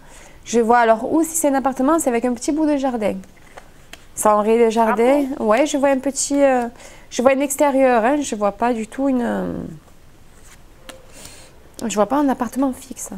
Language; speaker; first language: French; native; French